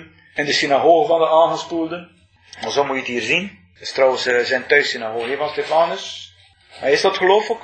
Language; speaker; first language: Dutch; native; Dutch